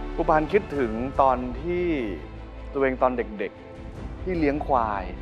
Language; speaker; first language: Thai; native; Thai